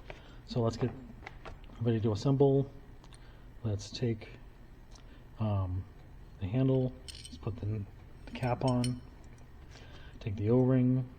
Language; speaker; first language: English; native; English